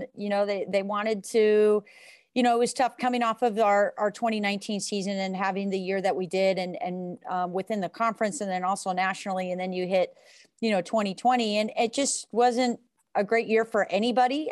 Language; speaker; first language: English; native; English